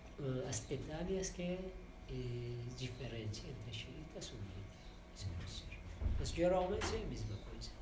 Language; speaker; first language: Portuguese; non-native, learner; Persian